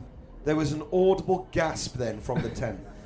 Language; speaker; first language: English; native; English